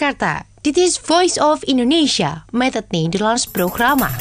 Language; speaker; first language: Dutch; non-native, learner; Indonesian